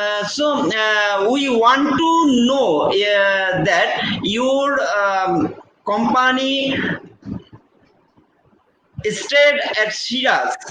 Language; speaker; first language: English; non-native, local second language; Bangla